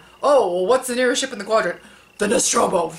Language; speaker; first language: English; native; English